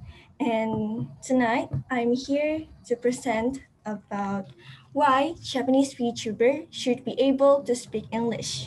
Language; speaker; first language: English; non-native, fluent; Indonesian